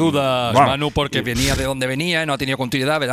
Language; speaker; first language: Spanish; native; Spanish